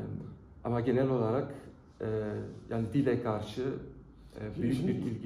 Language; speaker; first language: Turkish; non-native, fluent; Dutch